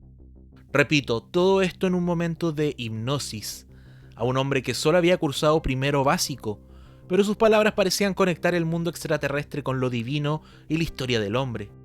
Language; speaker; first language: Spanish; native; Spanish